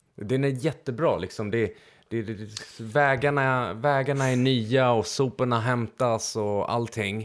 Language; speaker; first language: Swedish; early bilingual, other home language; Hungarian